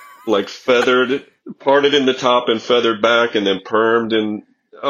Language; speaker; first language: English; native; English